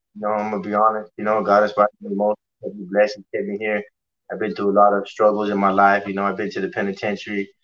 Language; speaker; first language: English; native; English